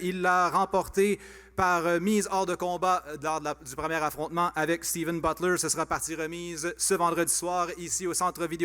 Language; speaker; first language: French; native; French